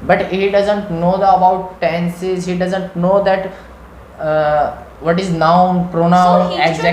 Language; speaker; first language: English; non-native, learner; Hindi